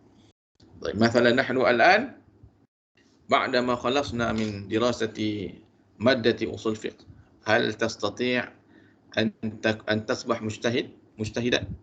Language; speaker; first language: Arabic; non-native, fluent; Malay